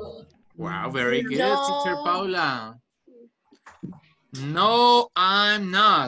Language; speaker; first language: English; non-native, fluent; Spanish